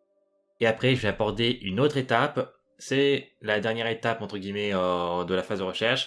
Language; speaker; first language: French; native; French